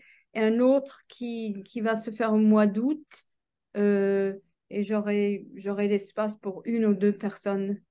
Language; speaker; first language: French; non-native, fluent; English